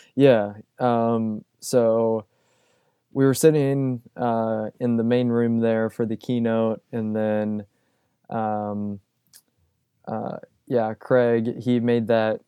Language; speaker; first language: English; native; English